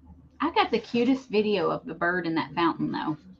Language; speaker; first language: English; native; English